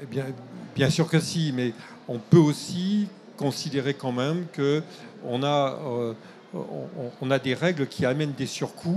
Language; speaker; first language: French; native; French